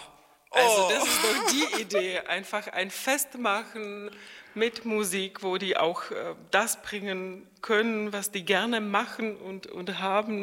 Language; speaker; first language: German; non-native, fluent; Czech